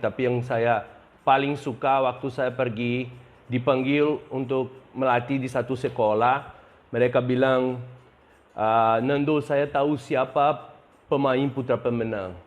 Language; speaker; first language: Indonesian; non-native, fluent; Portuguese